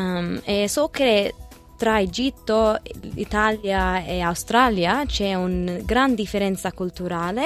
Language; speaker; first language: Italian; non-native, learner; Arabic